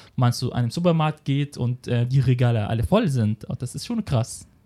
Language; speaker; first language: German; non-native, fluent; Arabic